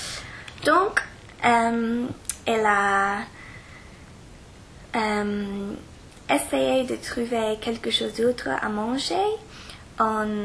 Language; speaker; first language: French; non-native, learner; English